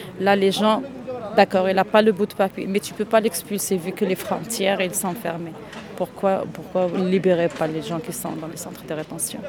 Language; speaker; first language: French; non-native, local second language; Arabic